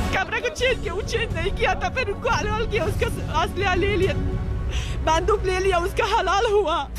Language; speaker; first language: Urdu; non-native, learner; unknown